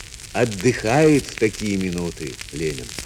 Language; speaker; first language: Russian; native; Russian